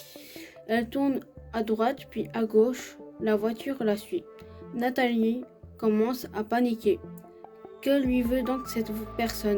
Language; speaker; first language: French; native; French